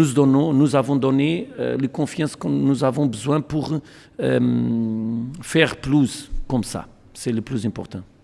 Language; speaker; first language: French; non-native, learner; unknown